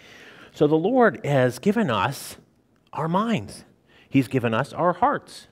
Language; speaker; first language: English; native; English